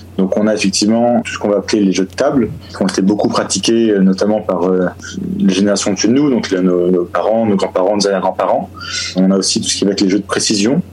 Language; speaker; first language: French; native; French